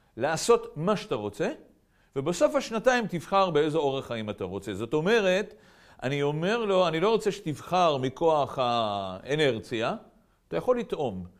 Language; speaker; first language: Hebrew; native; Hebrew